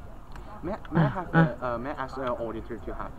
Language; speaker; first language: English; non-native, learner; Chinese